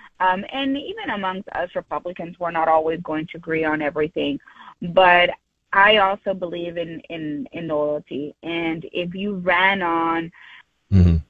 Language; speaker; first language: English; early bilingual, other home language; Spanish